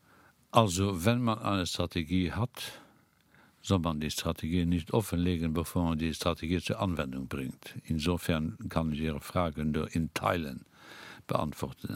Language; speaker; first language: German; non-native, local second language; Luxembourgish